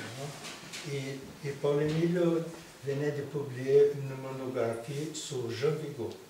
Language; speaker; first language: French; non-native, fluent; Portuguese